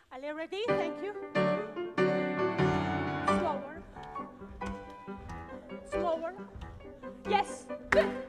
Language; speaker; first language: English; non-native, learner; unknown